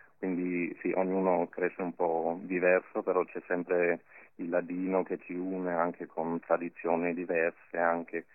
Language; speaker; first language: Italian; non-native, local second language; Ladin